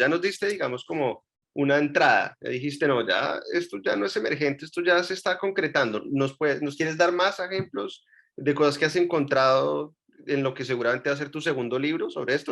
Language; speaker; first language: Spanish; native; Spanish